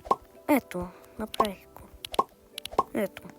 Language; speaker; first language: Bulgarian; early bilingual, heritage; Bulgarian